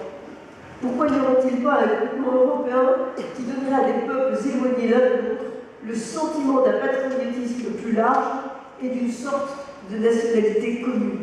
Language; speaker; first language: French; native; French